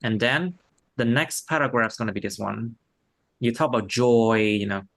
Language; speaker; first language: English; non-native, fluent; Vietnamese